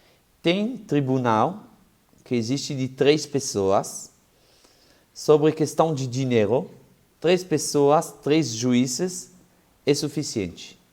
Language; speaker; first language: Portuguese; non-native, fluent; Hebrew